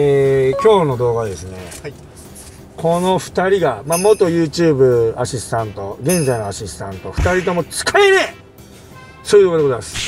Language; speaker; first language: Japanese; native; Japanese